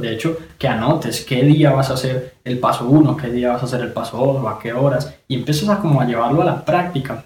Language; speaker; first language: Spanish; native; Spanish